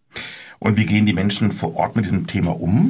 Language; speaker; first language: German; native; German